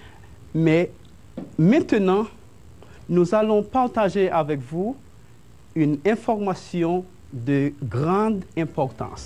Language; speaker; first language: French; non-native, fluent; Spanish